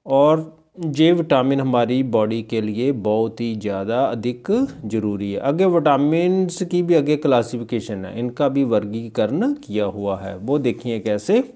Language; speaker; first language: Hindi; non-native, local second language; Punjabi